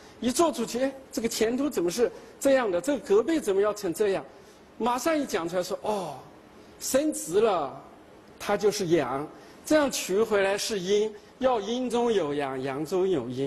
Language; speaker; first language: Chinese; native; Chinese